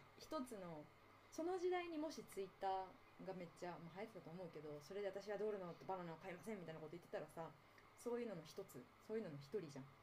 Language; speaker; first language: Japanese; native; Japanese